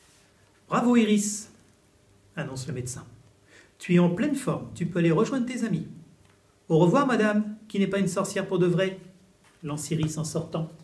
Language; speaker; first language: French; native; French